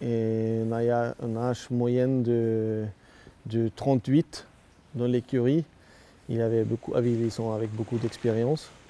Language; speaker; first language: French; non-native, learner; Swedish